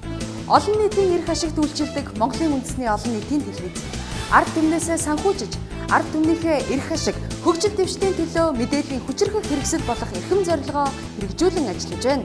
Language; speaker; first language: Mongolian; native; Mongolian